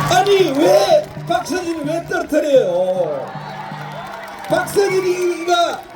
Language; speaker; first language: Korean; native; Korean